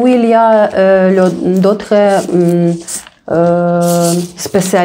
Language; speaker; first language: French; non-native, learner; Russian